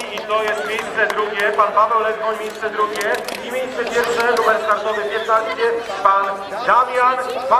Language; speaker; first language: Polish; native; Polish